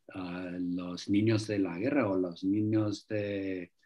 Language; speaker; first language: Spanish; non-native, fluent; English